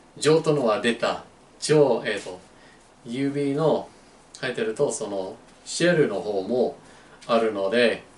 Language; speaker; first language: Japanese; non-native, learner; English